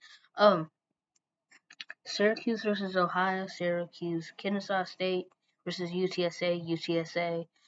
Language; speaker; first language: English; native; English